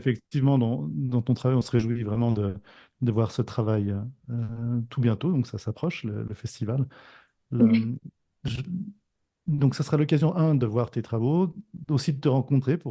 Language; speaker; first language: French; native; French